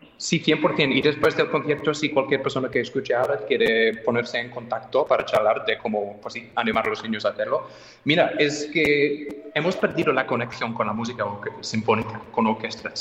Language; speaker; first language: Spanish; non-native, fluent; English